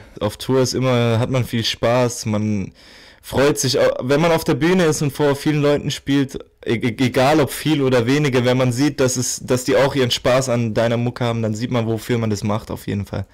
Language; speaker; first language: German; native; German